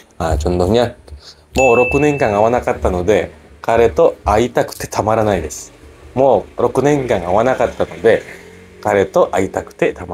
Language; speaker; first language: Japanese; non-native, fluent; Indonesian